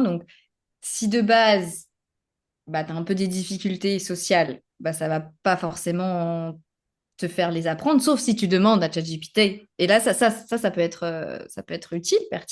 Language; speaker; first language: French; native; French